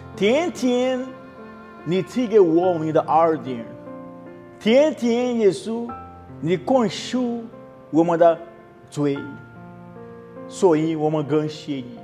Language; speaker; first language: Chinese; non-native, learner; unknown